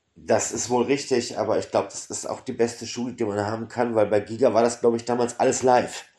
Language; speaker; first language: German; native; German